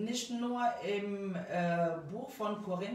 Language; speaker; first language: German; non-native, fluent; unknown